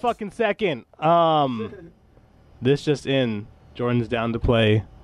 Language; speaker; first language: English; native; English